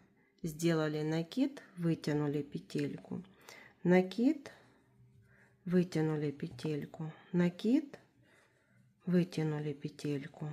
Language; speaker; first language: Russian; native; Russian